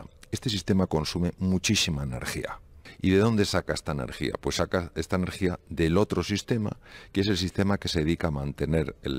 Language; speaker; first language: Spanish; native; Spanish